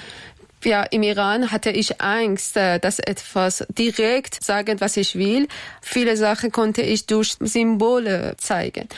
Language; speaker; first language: German; non-native, fluent; Persian